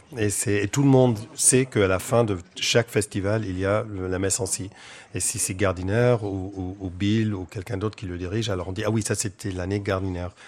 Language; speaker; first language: French; non-native, fluent; English